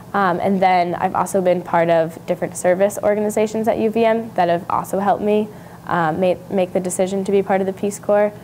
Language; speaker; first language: English; native; English